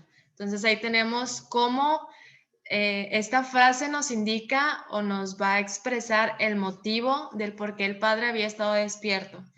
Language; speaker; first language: Spanish; native; Spanish